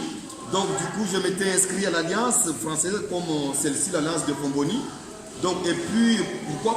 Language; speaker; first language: French; non-native, local second language; Comorian